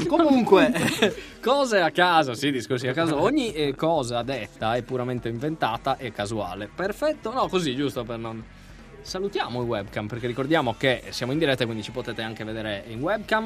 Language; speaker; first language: Italian; native; Italian